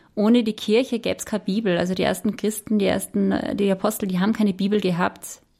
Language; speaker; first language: German; native; German